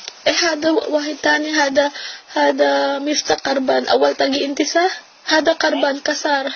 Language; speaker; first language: Arabic; non-native, learner; Filipino